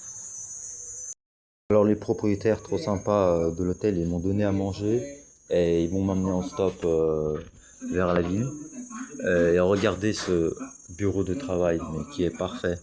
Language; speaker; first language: French; native; French